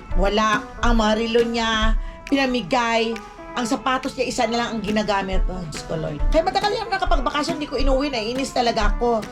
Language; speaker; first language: Filipino; non-native, local second language; Aklanon